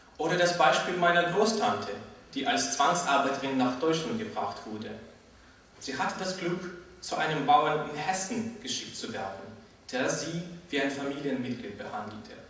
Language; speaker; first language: German; non-native, fluent; Russian